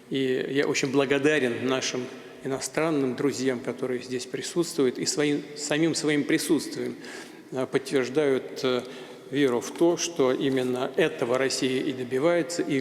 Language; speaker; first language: Russian; native; Russian